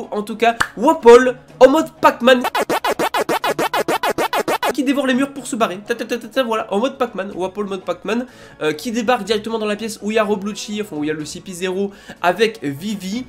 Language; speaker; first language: French; native; French